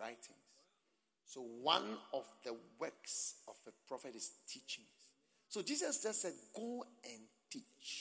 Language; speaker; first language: English; non-native, local second language; Akan